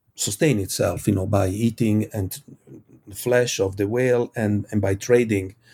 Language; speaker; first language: English; non-native, fluent; Italian